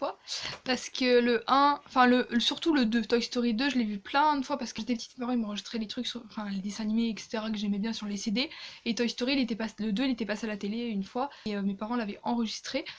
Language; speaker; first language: French; native; French